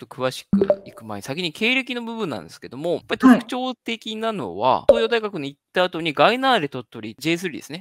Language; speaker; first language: Japanese; native; Japanese